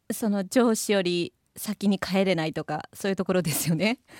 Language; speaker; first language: Japanese; native; Japanese